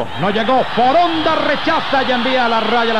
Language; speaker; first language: Spanish; native; Spanish